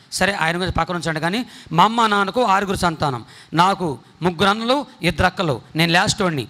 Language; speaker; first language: Telugu; non-native, local second language; Koya